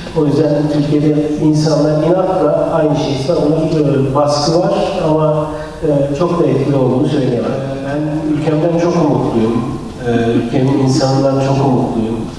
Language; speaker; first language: Turkish; native; Turkish